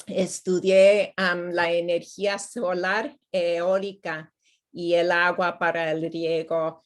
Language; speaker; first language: Spanish; non-native, fluent; English